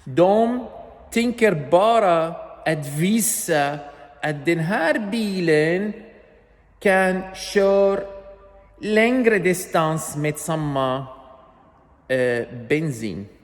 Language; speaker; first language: Swedish; non-native, learner; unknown